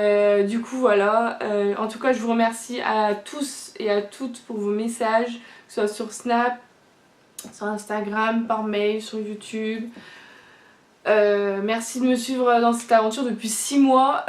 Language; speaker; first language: French; native; French